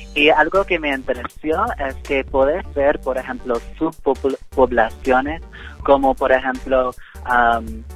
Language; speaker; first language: Spanish; non-native, fluent; English